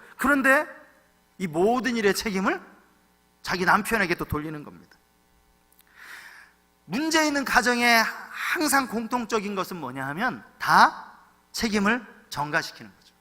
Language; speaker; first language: Korean; native; Korean